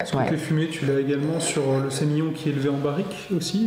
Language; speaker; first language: French; native; French